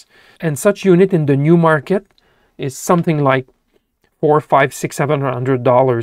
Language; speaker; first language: English; non-native, local second language; French